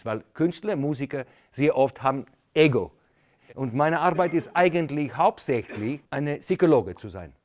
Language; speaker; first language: German; non-native, fluent; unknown